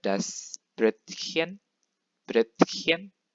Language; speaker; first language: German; non-native, fluent; Indonesian